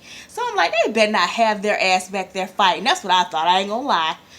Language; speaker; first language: English; native; English